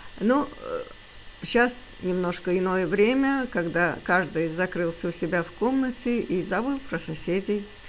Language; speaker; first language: Russian; non-native, local second language; Azerbaijani